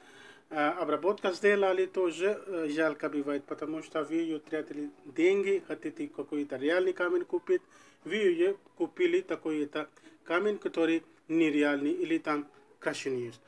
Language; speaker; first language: Russian; non-native, learner; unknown